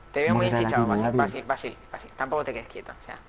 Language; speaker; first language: Spanish; native; Spanish